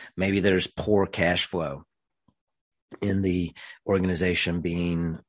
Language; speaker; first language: English; native; English